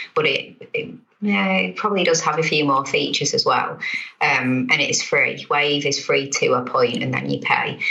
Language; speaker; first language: English; native; English